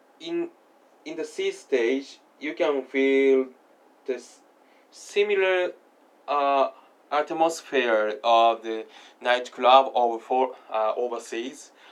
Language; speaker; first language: English; non-native, learner; Japanese